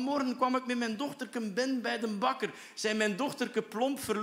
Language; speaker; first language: Dutch; native; Dutch